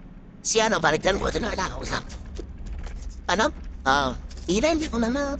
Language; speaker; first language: Filipino; native; Filipino